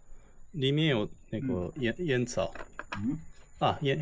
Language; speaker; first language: Chinese; non-native, learner; Japanese